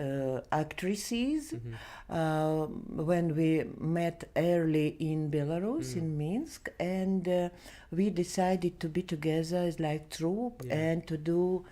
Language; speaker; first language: English; non-native, learner; Belarusian